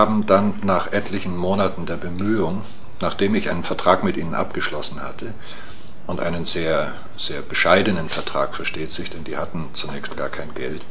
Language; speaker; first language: German; native; German